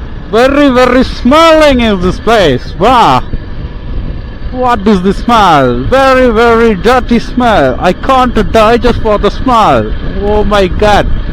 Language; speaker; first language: English; non-native, local second language; Tamil